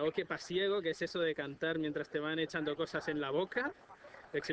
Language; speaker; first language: Spanish; native; Spanish